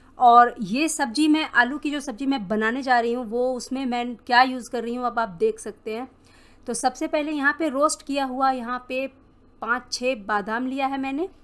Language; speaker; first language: Hindi; native; Hindi